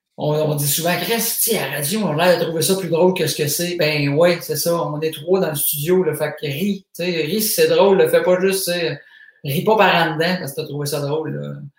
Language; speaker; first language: French; native; French